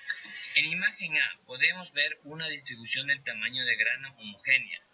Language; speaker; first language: Spanish; native; Spanish